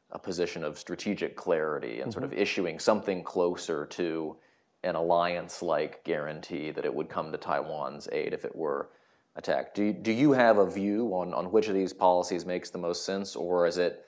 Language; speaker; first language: English; native; English